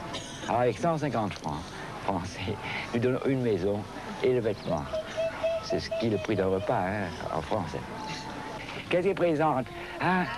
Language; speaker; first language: French; native; French